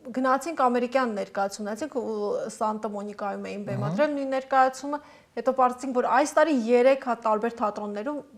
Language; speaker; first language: Armenian; native; Armenian